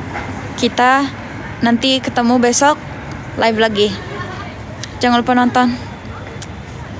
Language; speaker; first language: Indonesian; non-native, learner; Turkish